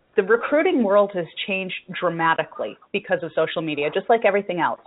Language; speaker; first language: English; native; English